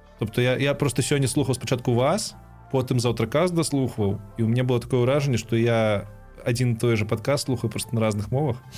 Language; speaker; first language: Belarusian; non-native, local second language; Russian